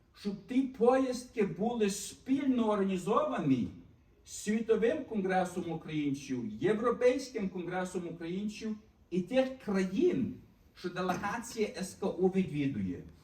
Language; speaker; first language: Ukrainian; early bilingual, heritage; Ukrainian